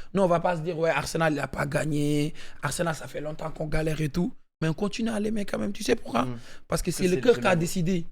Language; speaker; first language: French; non-native, local second language; Wolof